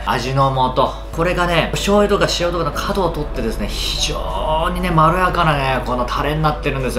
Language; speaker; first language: Japanese; native; Japanese